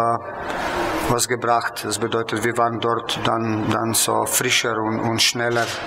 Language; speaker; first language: German; non-native, fluent; Slovenian